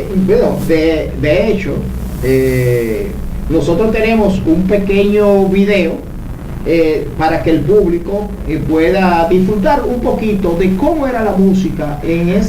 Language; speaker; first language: Spanish; native; Spanish